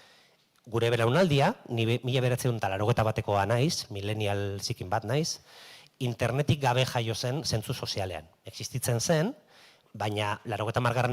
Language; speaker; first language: Basque; native; Basque